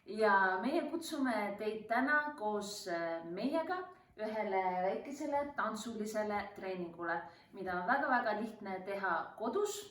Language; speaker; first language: Estonian; native; Estonian